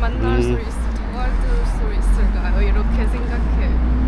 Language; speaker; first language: Korean; non-native, learner; Chinese